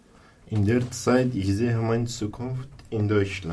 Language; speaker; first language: German; non-native, learner; Arabic